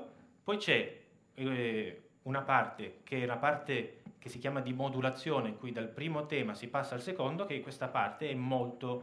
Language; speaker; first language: Italian; native; Italian